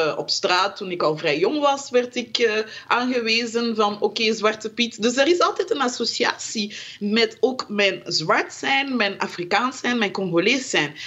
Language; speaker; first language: Dutch; early bilingual, other home language; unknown